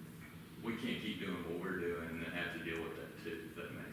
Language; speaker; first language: English; native; English